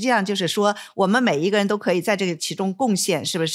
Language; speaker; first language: Chinese; native; Chinese